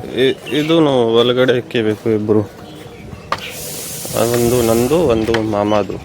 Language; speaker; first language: Kannada; non-native, local second language; Hindi